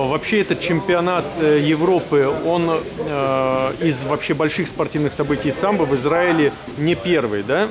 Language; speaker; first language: Russian; native; Russian